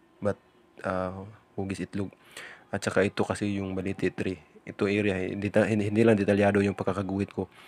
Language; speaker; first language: Filipino; non-native, local second language; Cebuano